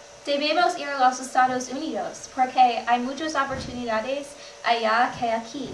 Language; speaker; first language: Spanish; non-native, learner; English